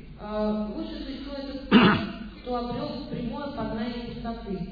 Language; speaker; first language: Russian; native; Russian